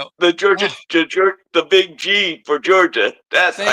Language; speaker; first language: English; native; English